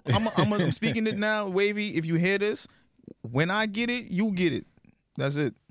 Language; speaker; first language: English; early bilingual, other home language; Yoruba